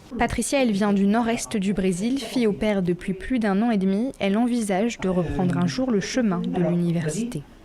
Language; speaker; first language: French; native; French